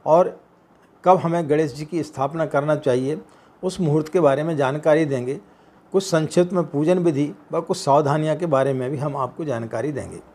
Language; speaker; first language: Hindi; native; Hindi